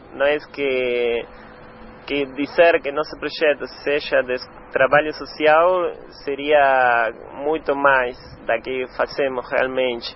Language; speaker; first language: Portuguese; non-native, learner; Spanish